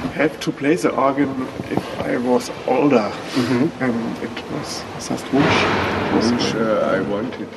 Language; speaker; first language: English; non-native, fluent; German